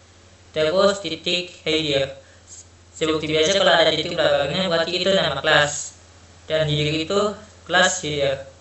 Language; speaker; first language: Indonesian; native; Indonesian